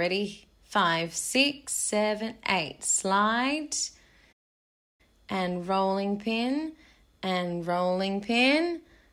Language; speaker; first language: English; native; English